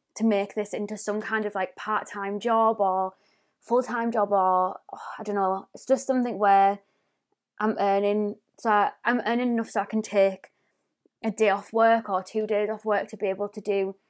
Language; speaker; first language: English; native; English